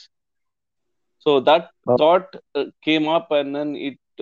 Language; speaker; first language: English; non-native, local second language; Tamil